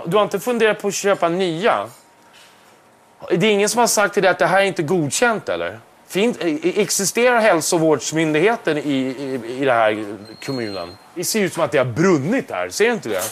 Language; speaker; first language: Swedish; native; Swedish